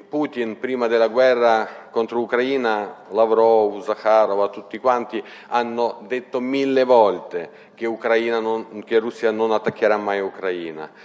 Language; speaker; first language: Italian; non-native, fluent; Ukrainian